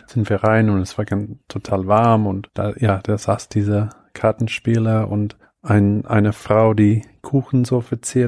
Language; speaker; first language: German; non-native, fluent; English